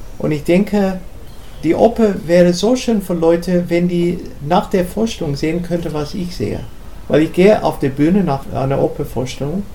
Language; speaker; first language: German; non-native, fluent; English